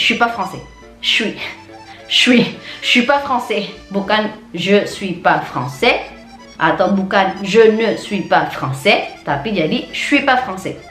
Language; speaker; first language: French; non-native, fluent; Indonesian